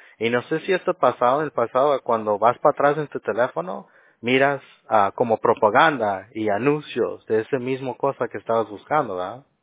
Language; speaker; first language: Spanish; early bilingual, heritage; Spanish